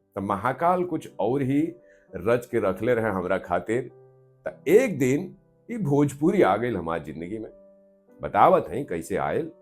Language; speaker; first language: Bhojpuri; non-native, local second language; Maithili